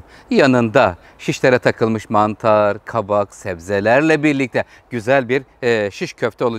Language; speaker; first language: Turkish; native; Turkish